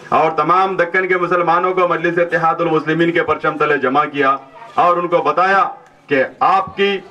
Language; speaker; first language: Urdu; native; Urdu